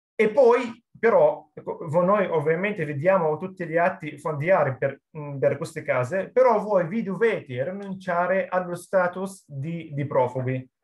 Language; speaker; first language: Italian; non-native, fluent; Arabic